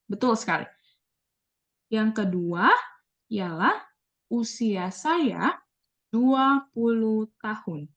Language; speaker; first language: Indonesian; non-native, fluent; English